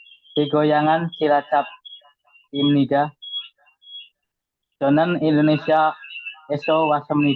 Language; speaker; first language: Korean; non-native, learner; Indonesian